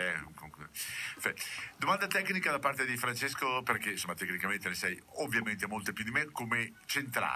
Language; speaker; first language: Italian; native; Italian